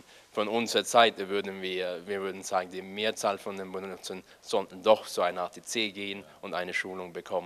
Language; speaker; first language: German; non-native, fluent; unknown